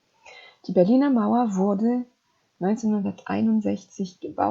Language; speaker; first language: German; non-native, fluent; French